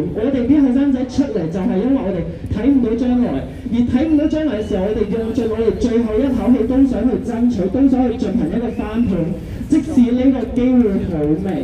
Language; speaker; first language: Cantonese; native; Cantonese